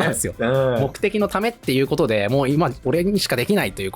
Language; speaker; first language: Japanese; native; Japanese